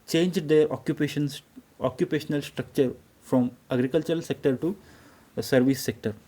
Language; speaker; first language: English; non-native, local second language; Kannada